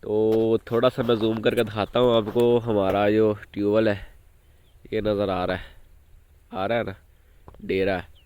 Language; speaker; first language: Urdu; non-native, local second language; Punjabi